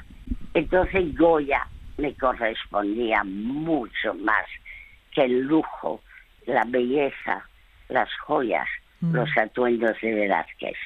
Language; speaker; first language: Spanish; early bilingual, other home language; French